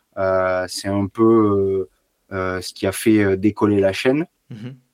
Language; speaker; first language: French; native; French